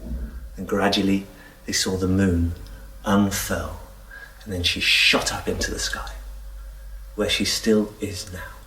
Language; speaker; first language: English; native; English